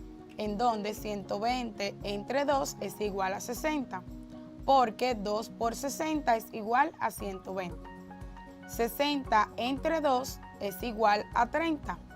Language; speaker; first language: Spanish; native; Spanish